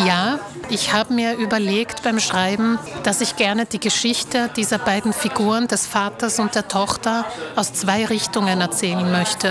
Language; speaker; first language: German; early bilingual, other home language; Slovak